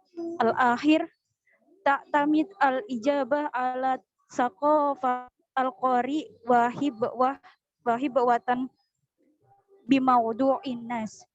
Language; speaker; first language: Arabic; non-native, learner; Indonesian